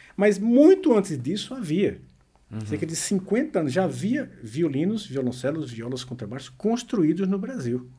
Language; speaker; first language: Portuguese; native; Portuguese